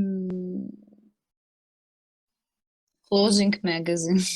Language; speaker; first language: English; non-native, learner; Russian